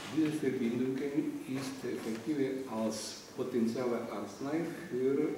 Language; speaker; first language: German; non-native, learner; Ukrainian